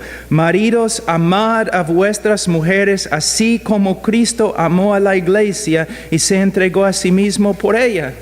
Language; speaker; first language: Spanish; non-native, fluent; English